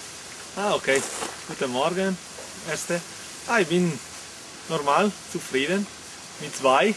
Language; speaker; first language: German; non-native, learner; Italian